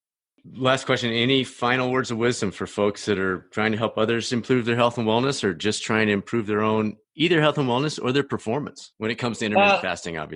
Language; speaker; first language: English; native; English